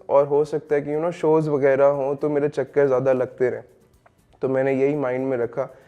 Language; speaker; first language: Urdu; native; Urdu